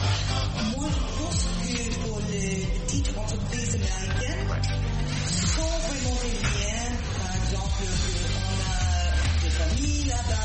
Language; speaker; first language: French; non-native, fluent; English